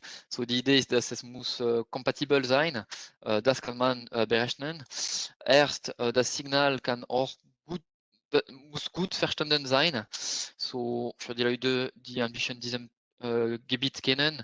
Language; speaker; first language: German; non-native, fluent; French